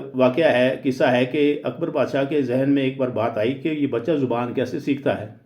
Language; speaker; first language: Urdu; native; Urdu